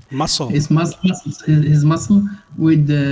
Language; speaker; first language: English; non-native, learner; Arabic